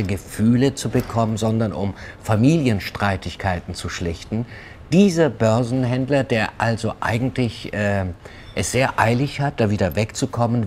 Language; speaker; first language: German; early bilingual, other home language; Turkish